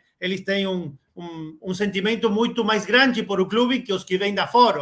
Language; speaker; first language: Portuguese; non-native, learner; Spanish